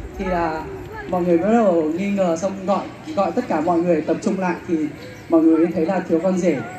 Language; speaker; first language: Vietnamese; non-native, local second language; Hmong